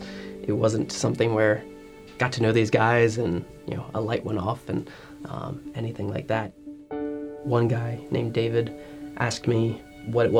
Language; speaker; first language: English; native; English